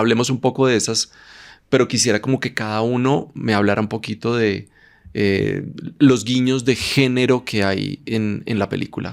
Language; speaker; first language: Spanish; native; Spanish